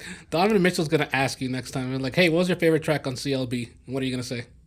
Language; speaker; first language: English; native; English